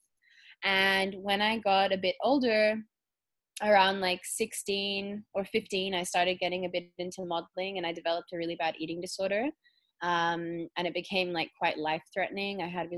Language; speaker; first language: English; native; English